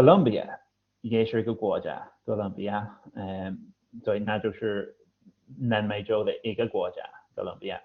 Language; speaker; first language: Chinese; non-native, fluent; English